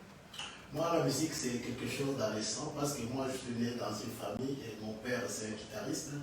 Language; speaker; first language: French; non-native, local second language; Lingala